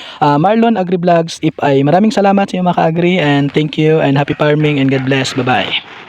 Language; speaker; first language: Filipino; non-native, local second language; Cebuano